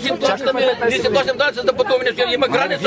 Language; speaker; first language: Bulgarian; non-native, local second language; Turkish